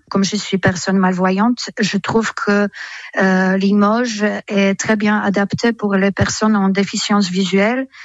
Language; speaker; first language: French; non-native, fluent; Polish